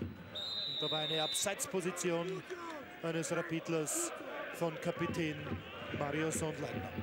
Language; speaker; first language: German; native; German